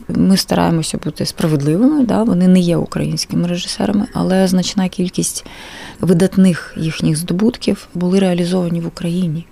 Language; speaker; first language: Ukrainian; non-native, local second language; Russian